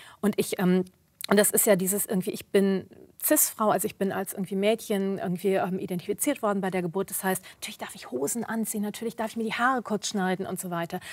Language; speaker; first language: German; early bilingual, other home language; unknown